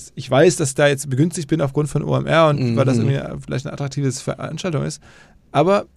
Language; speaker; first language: German; native; German